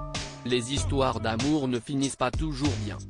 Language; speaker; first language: French; native; French